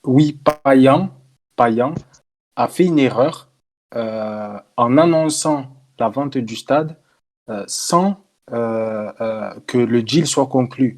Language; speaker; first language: French; native; French